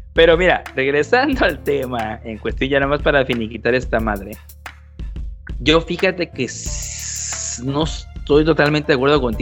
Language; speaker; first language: Spanish; native; Spanish